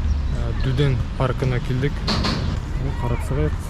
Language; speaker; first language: Turkish; non-native, learner; Bashkir